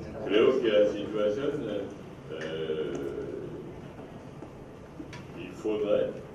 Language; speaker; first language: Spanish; non-native, learner; French